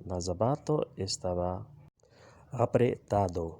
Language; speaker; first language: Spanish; non-native, learner; Urdu